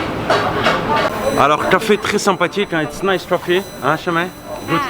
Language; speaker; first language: French; native; French